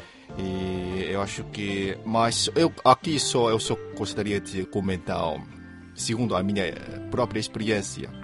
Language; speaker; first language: Portuguese; non-native, fluent; Chinese